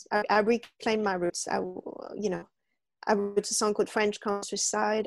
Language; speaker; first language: English; non-native, fluent; French